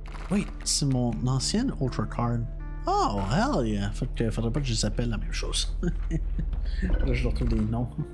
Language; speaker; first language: French; native; French